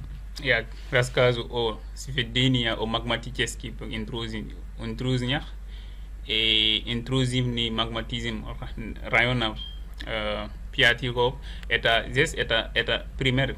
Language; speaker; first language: Russian; non-native, learner; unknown